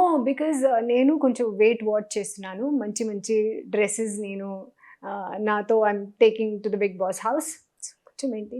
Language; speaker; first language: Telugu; non-native, local second language; Hindi